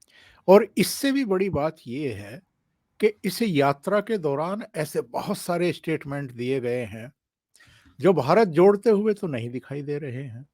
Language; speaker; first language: Hindi; native; Hindi